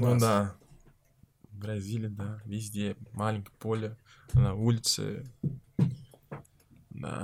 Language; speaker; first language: Russian; non-native, learner; Portuguese